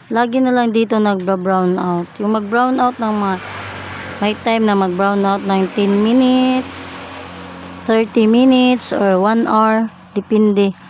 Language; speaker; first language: Filipino; non-native, local second language; Cebuano